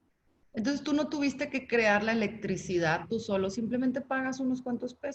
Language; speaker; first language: Spanish; native; Spanish